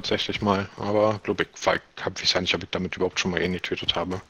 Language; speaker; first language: German; native; German